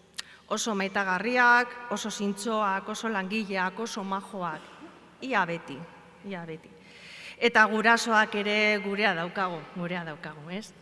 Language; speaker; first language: Basque; native; Basque